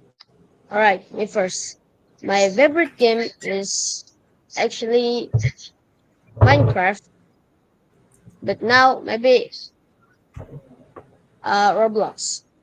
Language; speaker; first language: English; non-native, learner; Indonesian